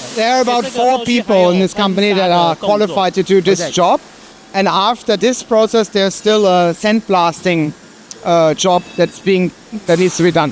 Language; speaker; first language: English; non-native, fluent; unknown